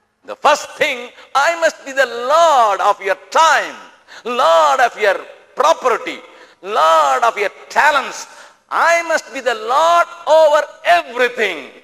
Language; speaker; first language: English; non-native, local second language; Tamil